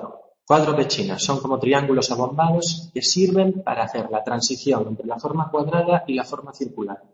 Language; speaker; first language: Spanish; native; Spanish